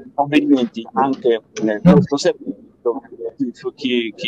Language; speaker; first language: Italian; native; Italian